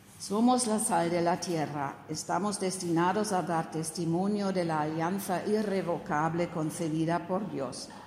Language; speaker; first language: Spanish; non-native, fluent; German